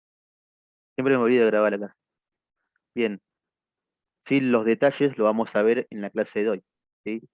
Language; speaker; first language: Spanish; native; Spanish